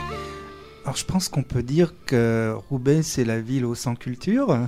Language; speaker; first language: French; native; French